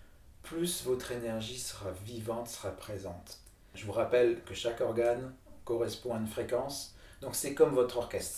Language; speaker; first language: French; native; French